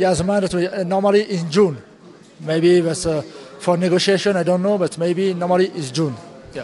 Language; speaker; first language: English; non-native, learner; Russian